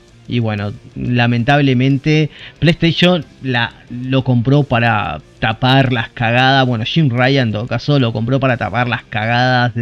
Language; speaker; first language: Spanish; native; Spanish